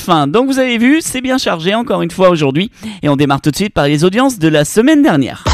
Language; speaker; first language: French; native; French